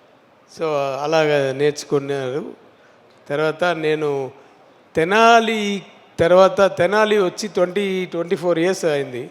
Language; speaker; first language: Telugu; non-native, learner; Tamil